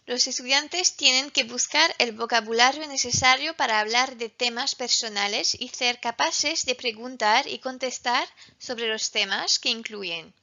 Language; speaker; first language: Spanish; non-native, fluent; French